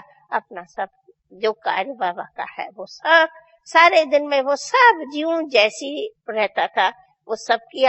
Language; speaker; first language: Hindi; non-native, local second language; Sindhi